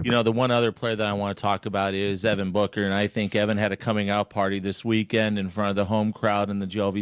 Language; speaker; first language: English; native; English